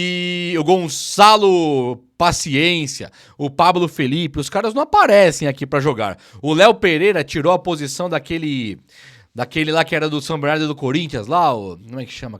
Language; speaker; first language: Portuguese; native; Portuguese